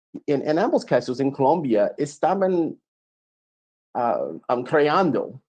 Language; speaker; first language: Spanish; non-native, fluent; English